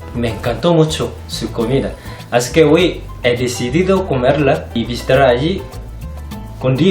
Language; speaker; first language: Spanish; non-native, fluent; Korean